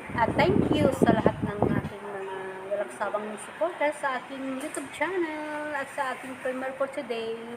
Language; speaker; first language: Filipino; non-native, local second language; Waray